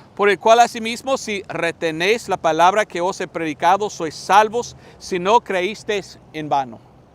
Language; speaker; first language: Spanish; non-native, fluent; English